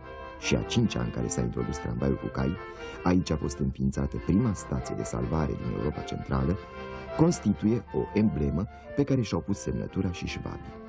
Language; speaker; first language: Romanian; native; Romanian